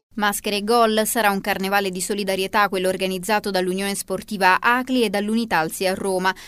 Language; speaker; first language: Italian; native; Italian